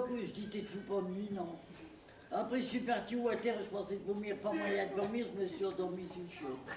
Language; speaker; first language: French; native; French